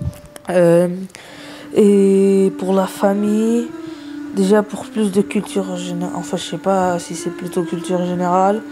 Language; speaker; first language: French; early bilingual, other home language; Arabic